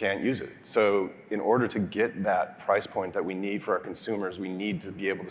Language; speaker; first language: English; native; English